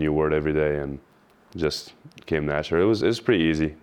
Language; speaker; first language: English; non-native, fluent; Arabic